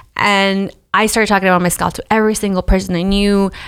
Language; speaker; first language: English; early bilingual, other home language; Spanish